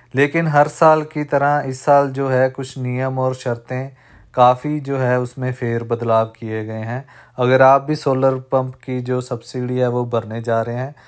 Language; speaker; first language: Hindi; non-native, local second language; Punjabi